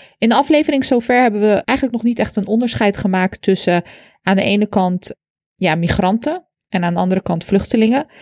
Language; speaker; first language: Dutch; early bilingual, other home language; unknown